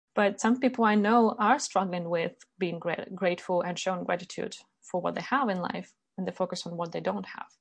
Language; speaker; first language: English; non-native, fluent; Ukrainian